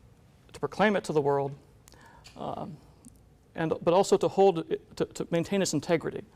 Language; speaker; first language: English; native; English